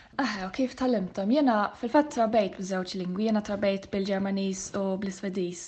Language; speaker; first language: Maltese; non-native, fluent; Swedish